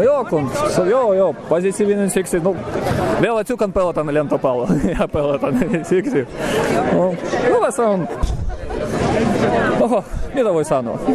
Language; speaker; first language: Finnish; non-native, learner; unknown